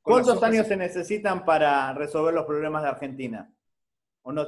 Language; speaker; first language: Spanish; native; Spanish